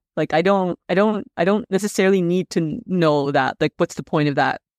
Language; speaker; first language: English; non-native, fluent; Russian